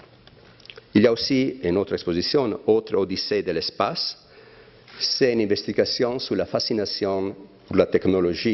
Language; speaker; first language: French; non-native, fluent; Italian